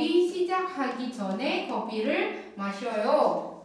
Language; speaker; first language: Korean; non-native, fluent; Indonesian